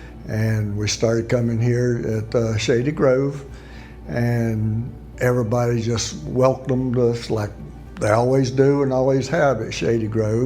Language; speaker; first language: English; native; English